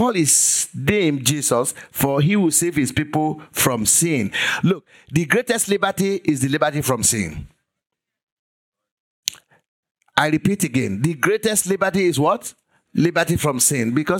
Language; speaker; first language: English; non-native, local second language; Yoruba